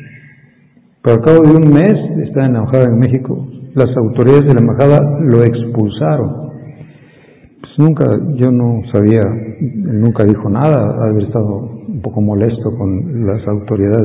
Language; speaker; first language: Spanish; native; Spanish